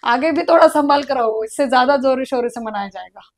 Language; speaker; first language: Hindi; non-native, local second language; Marathi